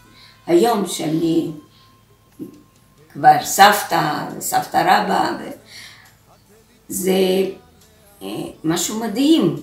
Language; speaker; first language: Hebrew; early bilingual, other home language; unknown